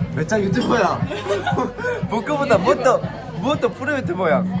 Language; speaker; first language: Japanese; non-native, learner; Korean